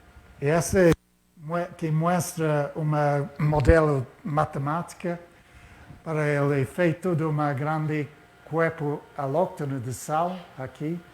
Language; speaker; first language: Spanish; non-native, fluent; Portuguese